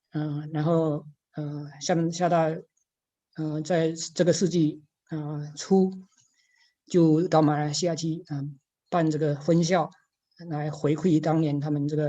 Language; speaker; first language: Chinese; native; Chinese